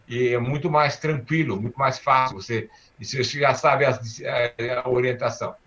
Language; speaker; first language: Portuguese; early bilingual, other home language; Armenian